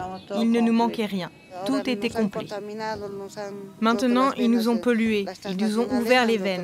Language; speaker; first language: French; native; French